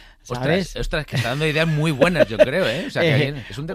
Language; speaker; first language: Spanish; native; Spanish